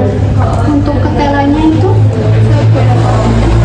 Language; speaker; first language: Indonesian; native; Indonesian